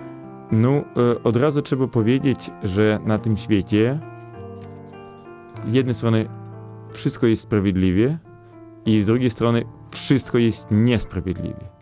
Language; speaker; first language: Polish; non-native, fluent; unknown